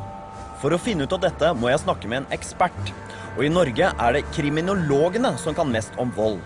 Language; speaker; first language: Norwegian; native; Norwegian